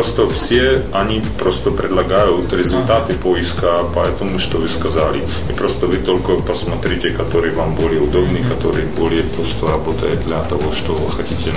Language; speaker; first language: Russian; non-native, fluent; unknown